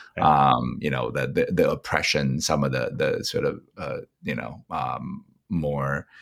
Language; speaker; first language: English; non-native, fluent; Chinese